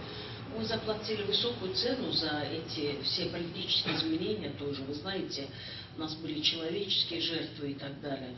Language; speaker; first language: Russian; non-native, local second language; Kyrgyz